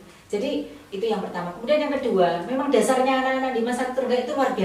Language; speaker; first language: Indonesian; native; Indonesian